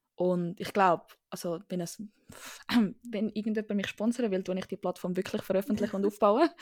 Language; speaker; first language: Swiss German; early bilingual, other home language; Sinhala